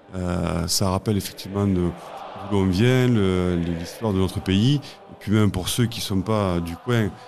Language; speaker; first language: French; native; French